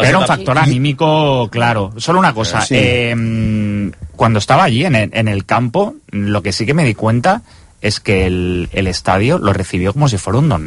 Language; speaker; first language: Spanish; non-native, learner; English